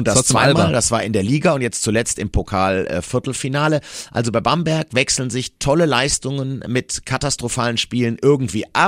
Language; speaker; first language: German; native; German